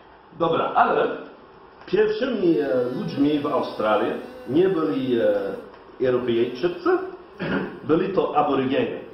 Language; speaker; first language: Polish; non-native, learner; English